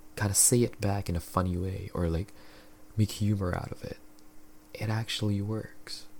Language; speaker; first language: English; non-native, local second language; Filipino